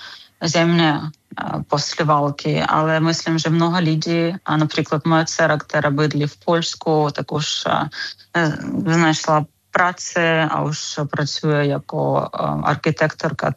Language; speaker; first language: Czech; non-native, learner; Ukrainian